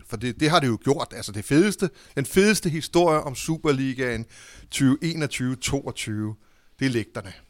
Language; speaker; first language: Danish; native; Danish